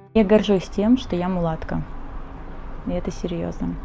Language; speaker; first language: Russian; early bilingual, other home language; Portuguese